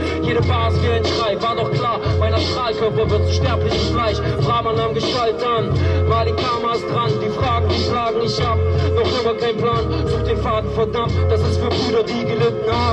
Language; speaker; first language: German; native; German